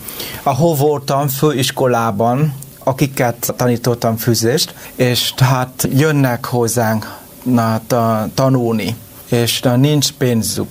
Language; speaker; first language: Hungarian; non-native, learner; Vietnamese